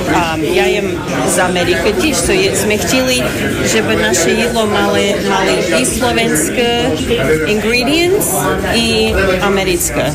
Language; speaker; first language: Slovak; early bilingual, heritage; English